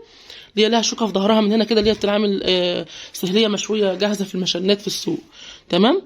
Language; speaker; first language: Arabic; native; Arabic